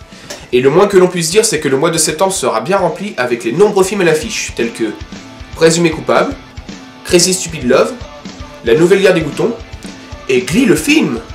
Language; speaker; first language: French; native; French